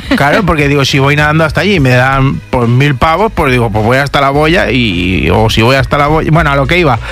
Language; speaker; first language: Spanish; native; Spanish